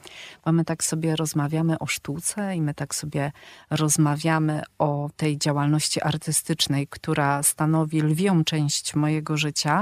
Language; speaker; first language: Polish; native; Polish